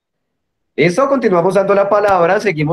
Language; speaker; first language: Spanish; native; Spanish